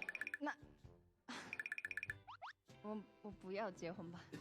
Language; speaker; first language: Chinese; non-native, learner; Korean